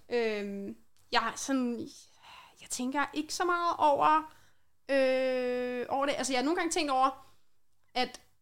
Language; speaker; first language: Danish; native; Danish